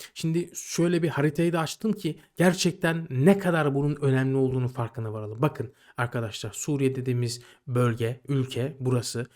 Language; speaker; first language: Turkish; native; Turkish